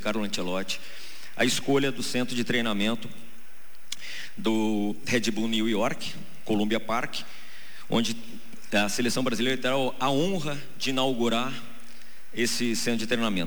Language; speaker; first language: Portuguese; native; Portuguese